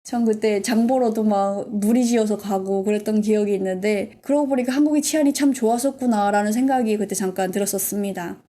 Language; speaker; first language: Korean; native; Korean